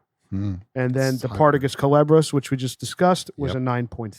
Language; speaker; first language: English; native; English